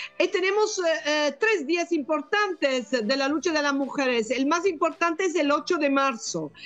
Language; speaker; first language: Spanish; non-native, fluent; Italian